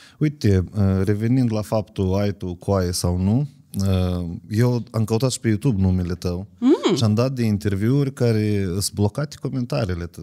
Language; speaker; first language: Romanian; native; Romanian